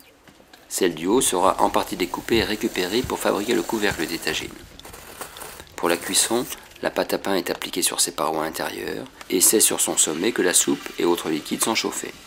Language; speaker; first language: French; native; French